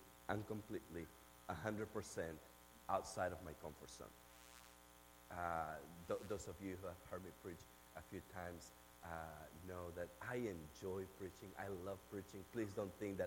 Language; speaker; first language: English; non-native, fluent; Spanish